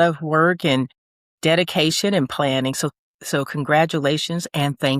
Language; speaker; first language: English; native; English